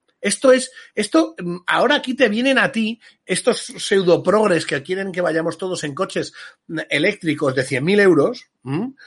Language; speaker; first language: Spanish; native; Spanish